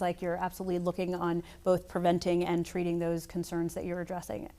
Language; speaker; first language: English; native; English